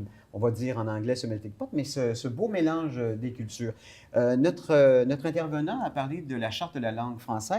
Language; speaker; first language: French; native; French